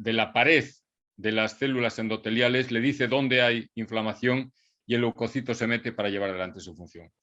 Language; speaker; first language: Spanish; native; Spanish